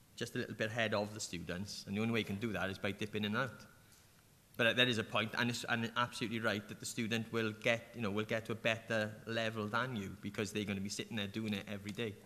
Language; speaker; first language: English; native; English